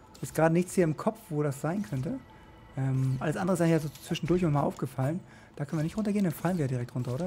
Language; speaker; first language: German; native; German